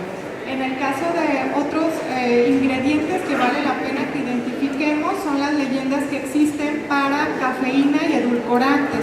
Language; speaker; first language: Spanish; native; Spanish